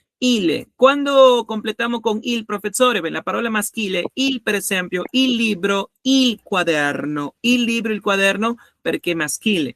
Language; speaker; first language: Italian; non-native, learner; Spanish